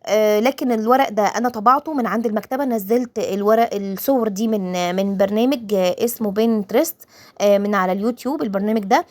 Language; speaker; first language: Arabic; native; Arabic